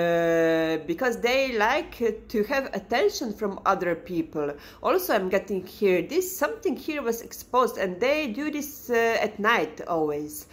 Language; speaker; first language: English; non-native, fluent; Serbian